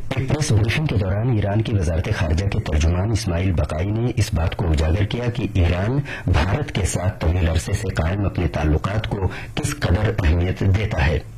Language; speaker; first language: Urdu; native; Urdu